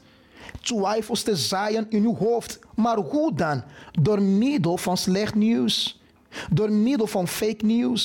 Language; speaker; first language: Dutch; non-native, fluent; Portuguese